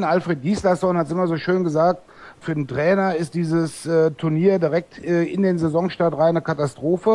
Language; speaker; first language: German; native; German